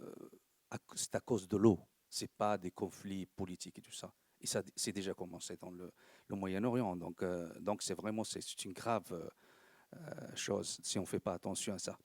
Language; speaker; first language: French; non-native, local second language; Arabic